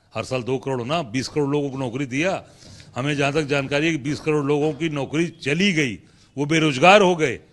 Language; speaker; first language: Hindi; native; Hindi